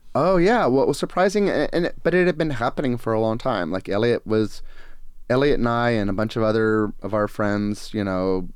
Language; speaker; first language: English; native; English